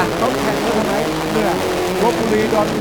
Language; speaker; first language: Thai; native; Thai